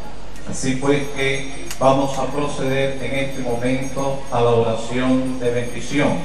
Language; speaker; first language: Spanish; native; Spanish